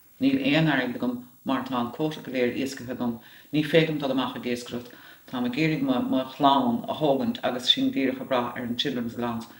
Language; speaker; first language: Irish; native; Irish